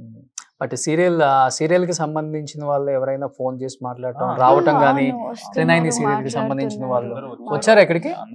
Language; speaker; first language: Telugu; native; Telugu